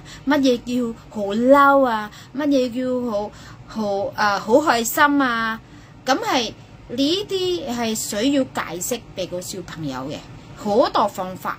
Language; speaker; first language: Cantonese; non-native, fluent; Indonesian